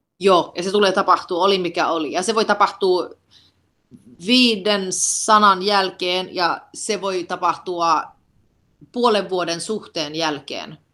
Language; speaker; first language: Finnish; early bilingual, heritage; Finnish